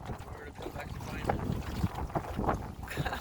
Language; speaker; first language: English; native; English